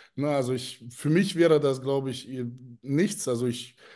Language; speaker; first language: German; early bilingual, other home language; Russian